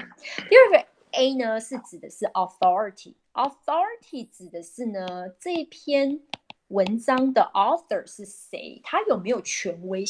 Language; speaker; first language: Chinese; native; Chinese